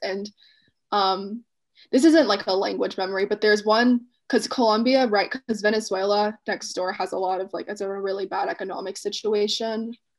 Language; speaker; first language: English; native; English